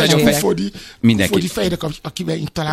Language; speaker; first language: Hungarian; non-native, fluent; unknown